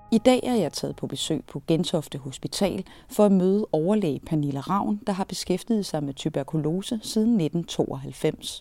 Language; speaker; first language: Danish; native; Danish